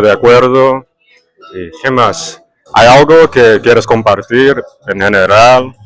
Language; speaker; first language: Spanish; non-native, learner; English